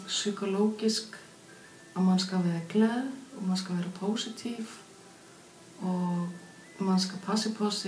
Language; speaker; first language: Danish; non-native, fluent; Icelandic